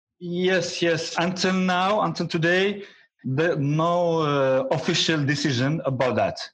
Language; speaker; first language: English; non-native, learner; Arabic